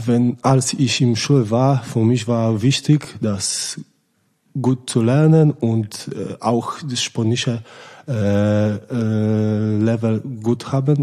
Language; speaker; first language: German; non-native, learner; Polish